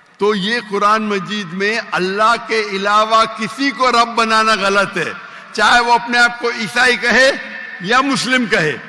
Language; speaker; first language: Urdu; non-native, local second language; Konkani